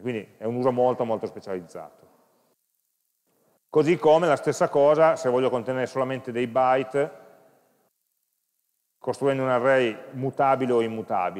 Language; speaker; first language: Italian; native; Italian